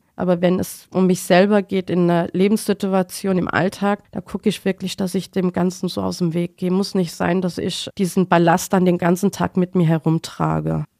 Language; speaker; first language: German; early bilingual, other home language; Turkish